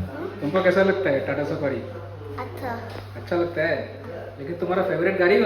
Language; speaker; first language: Hindi; native; Hindi